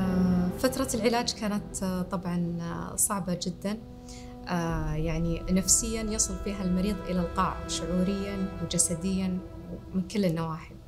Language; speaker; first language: Arabic; native; Arabic